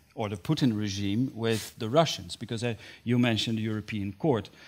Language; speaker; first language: English; non-native, fluent; Dutch